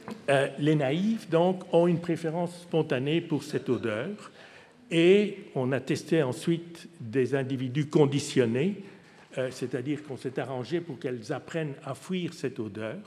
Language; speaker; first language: French; native; French